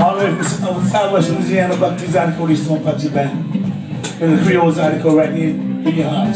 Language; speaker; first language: English; early bilingual, other home language; French